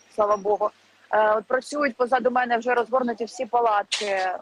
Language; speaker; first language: Ukrainian; native; Ukrainian